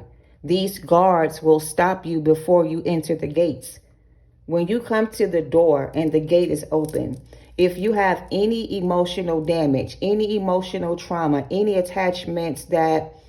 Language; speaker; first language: English; native; English